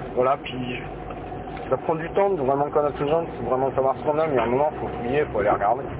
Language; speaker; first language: French; native; French